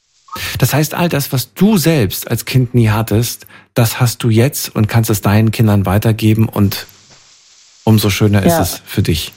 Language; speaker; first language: German; native; German